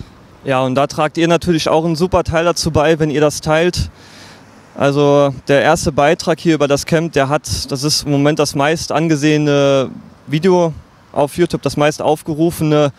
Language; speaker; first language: German; native; German